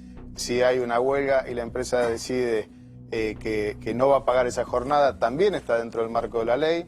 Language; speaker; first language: Spanish; native; Spanish